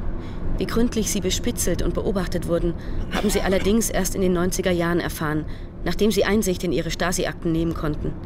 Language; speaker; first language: German; native; German